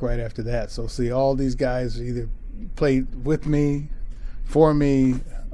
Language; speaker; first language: English; native; English